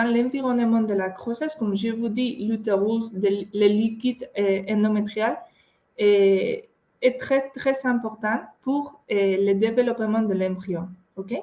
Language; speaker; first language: French; non-native, fluent; Spanish